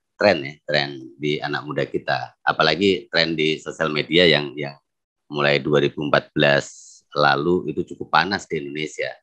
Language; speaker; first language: Indonesian; native; Indonesian